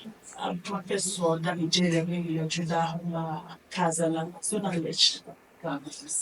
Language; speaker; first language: Portuguese; non-native, learner; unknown